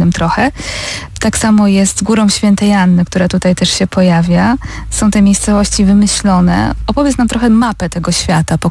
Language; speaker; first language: Polish; native; Polish